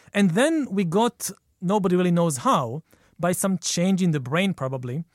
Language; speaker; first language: English; non-native, fluent; Hebrew